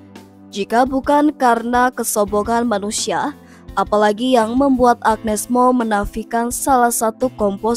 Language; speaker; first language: Indonesian; native; Indonesian